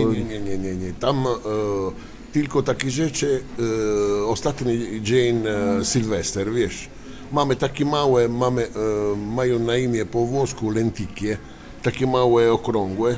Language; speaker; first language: Polish; non-native, learner; Italian